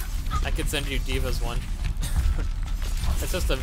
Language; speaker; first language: English; native; English